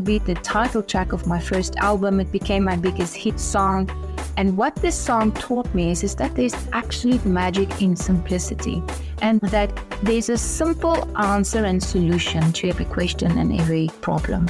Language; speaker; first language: English; non-native, local second language; Afrikaans